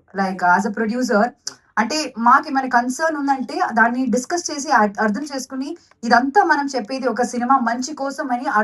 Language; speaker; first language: Telugu; non-native, fluent; Malayalam